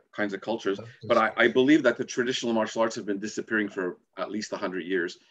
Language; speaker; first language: English; native; English